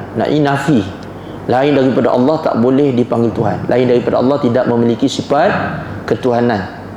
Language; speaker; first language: Malay; native; Malay